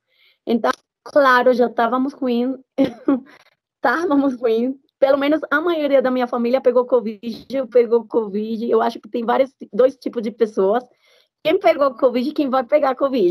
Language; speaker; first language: Portuguese; non-native, fluent; Spanish